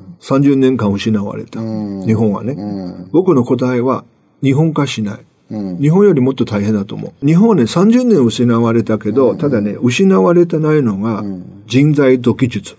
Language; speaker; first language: Japanese; non-native, fluent; Chinese